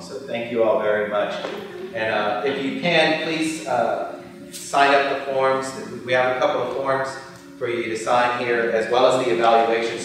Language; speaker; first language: English; native; English